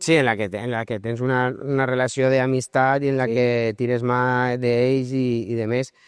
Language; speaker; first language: Catalan; native; Catalan